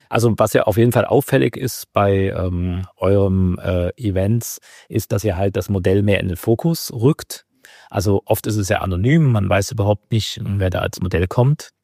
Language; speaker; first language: German; native; German